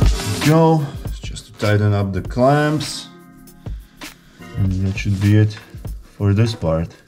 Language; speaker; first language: English; non-native, fluent; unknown